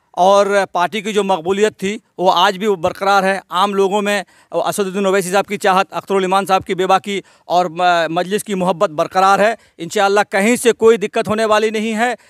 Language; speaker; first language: Hindi; native; Hindi